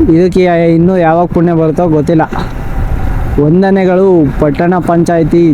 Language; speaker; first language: Kannada; non-native, local second language; Marathi